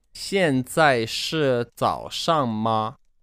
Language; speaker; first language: Chinese; non-native, learner; English